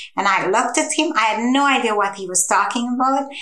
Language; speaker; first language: English; non-native, fluent; Hungarian